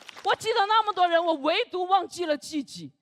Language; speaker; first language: Chinese; native; Chinese